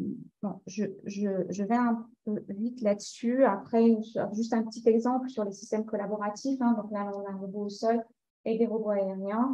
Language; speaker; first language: French; native; French